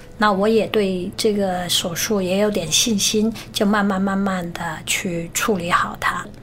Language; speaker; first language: Chinese; non-native, local second language; Cantonese